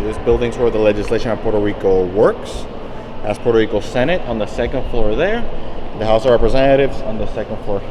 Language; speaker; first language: English; non-native, local second language; Spanish